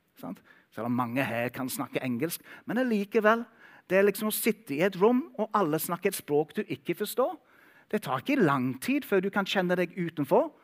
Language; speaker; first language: Norwegian; non-native, fluent; English